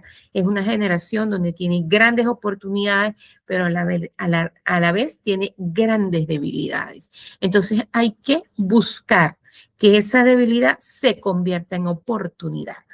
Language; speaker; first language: Spanish; native; Spanish